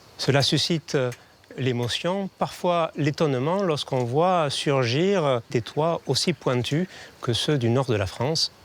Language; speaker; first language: French; native; French